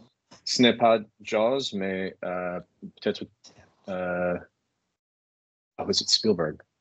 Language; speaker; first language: French; non-native, learner; English